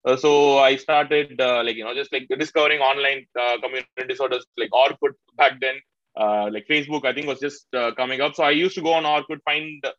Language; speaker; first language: English; non-native, local second language; Tamil